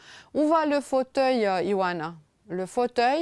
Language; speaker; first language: French; non-native, fluent; Romanian